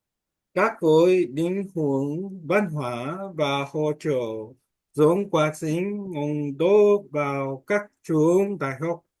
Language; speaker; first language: Vietnamese; non-native, learner; Korean